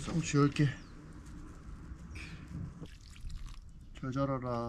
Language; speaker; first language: Korean; native; Korean